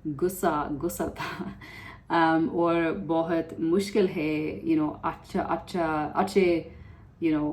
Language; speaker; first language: Hindi; non-native, learner; English